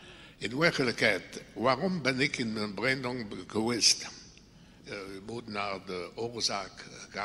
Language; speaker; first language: Dutch; non-native, local second language; French